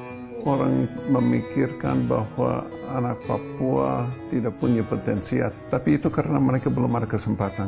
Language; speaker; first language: Indonesian; non-native, fluent; English